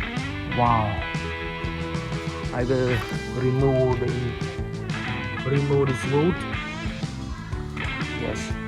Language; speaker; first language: English; non-native, learner; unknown